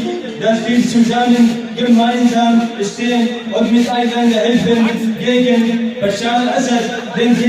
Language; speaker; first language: German; non-native, learner; Arabic